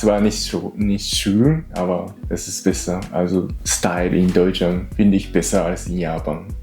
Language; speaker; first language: German; non-native, learner; Japanese